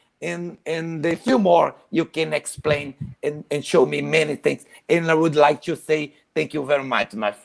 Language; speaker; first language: English; non-native, learner; Portuguese